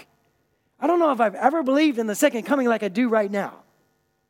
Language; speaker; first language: English; native; English